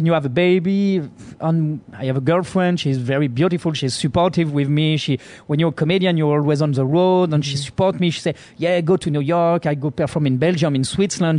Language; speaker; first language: English; non-native, learner; French